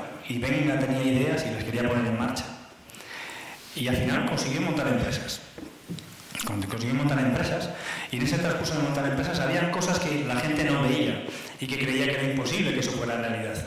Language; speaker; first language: Spanish; native; Spanish